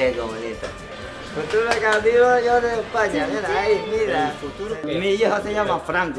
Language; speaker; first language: Spanish; non-native, learner; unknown